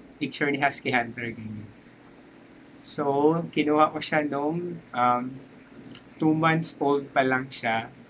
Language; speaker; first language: Filipino; non-native, local second language; Cebuano